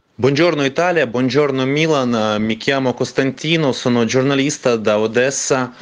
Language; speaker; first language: Italian; non-native, fluent; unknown